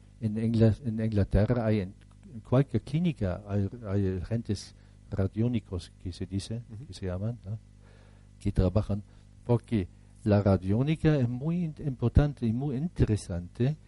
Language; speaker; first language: Spanish; non-native, fluent; German